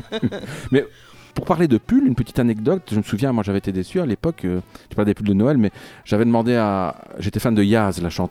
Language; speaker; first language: French; native; French